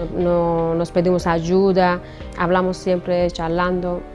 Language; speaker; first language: Spanish; non-native, learner; Persian